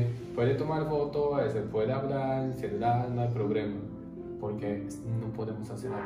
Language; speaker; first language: Spanish; non-native, learner; Japanese